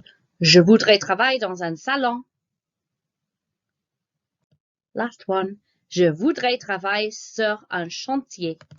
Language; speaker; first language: French; non-native, fluent; English